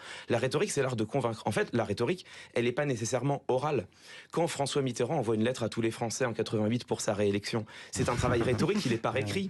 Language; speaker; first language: French; native; French